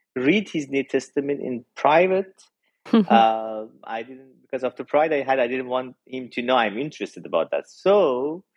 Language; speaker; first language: English; non-native, fluent; Persian